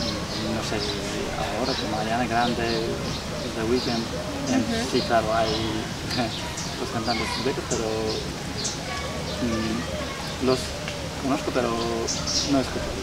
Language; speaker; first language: Spanish; non-native, learner; Uzbek